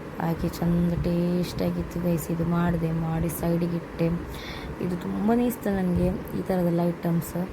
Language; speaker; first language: Kannada; non-native, local second language; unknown